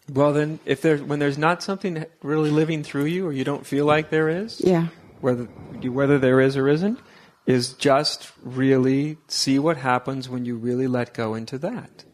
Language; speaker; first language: English; native; English